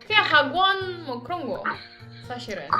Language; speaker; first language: Korean; non-native, fluent; Indonesian